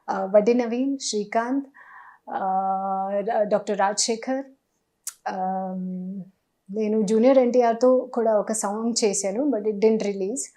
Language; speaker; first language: Telugu; non-native, fluent; Hindi